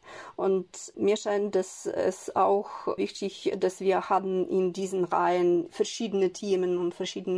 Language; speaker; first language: German; non-native, fluent; Ukrainian